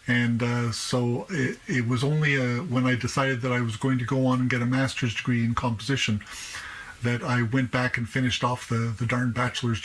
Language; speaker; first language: English; native; English